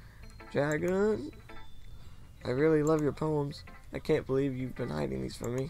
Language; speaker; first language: English; native; English